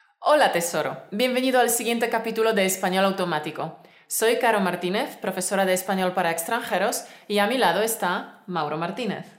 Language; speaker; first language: Spanish; native; Spanish